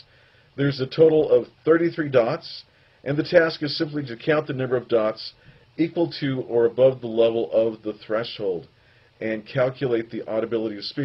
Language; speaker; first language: English; native; English